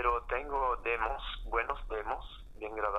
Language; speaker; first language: Spanish; non-native, fluent; French